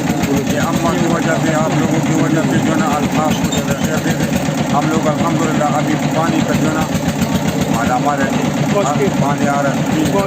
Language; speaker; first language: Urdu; non-native, local second language; Baluchi